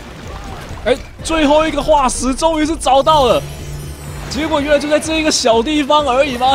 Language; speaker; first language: Chinese; native; Chinese